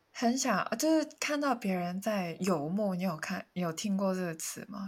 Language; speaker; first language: Chinese; non-native, local second language; Cantonese